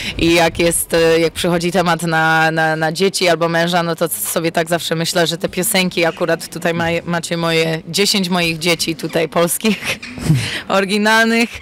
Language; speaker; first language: Polish; early bilingual, heritage; Polish